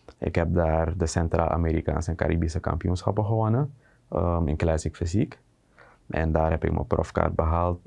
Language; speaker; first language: Dutch; native; Dutch